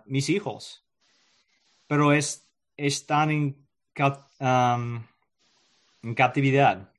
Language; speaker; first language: Spanish; non-native, learner; English